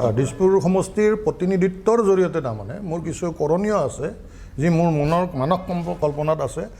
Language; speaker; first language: Assamese; native; Assamese